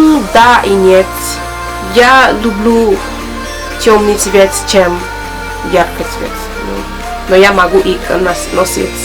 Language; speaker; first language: Russian; non-native, learner; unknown